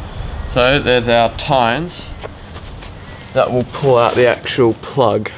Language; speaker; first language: English; native; English